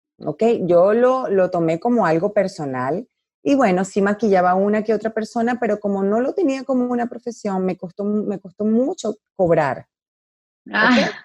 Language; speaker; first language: Spanish; native; Spanish